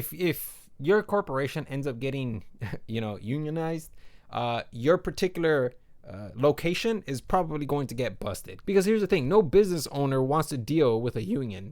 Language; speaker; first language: English; native; English